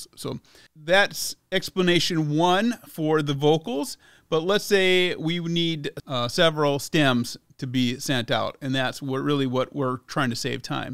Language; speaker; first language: English; native; English